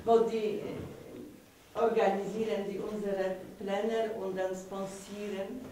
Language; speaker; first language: German; non-native, learner; Polish